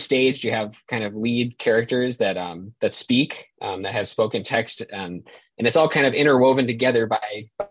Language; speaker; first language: English; native; English